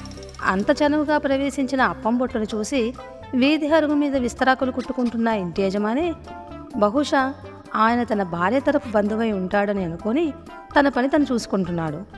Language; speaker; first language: Telugu; native; Telugu